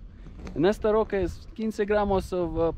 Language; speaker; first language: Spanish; non-native, learner; English